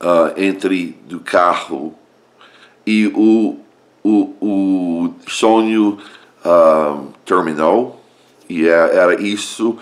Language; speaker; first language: Portuguese; non-native, learner; English